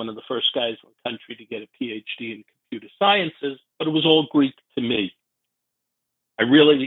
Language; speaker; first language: English; native; English